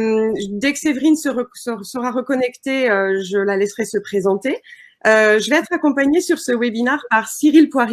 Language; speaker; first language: French; native; French